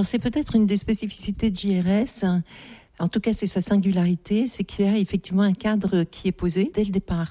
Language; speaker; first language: French; native; French